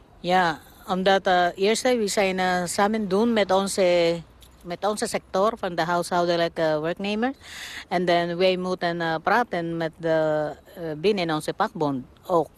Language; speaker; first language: Dutch; non-native, learner; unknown